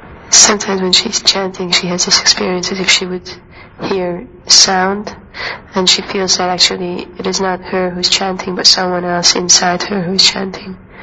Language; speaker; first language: English; non-native, fluent; Hungarian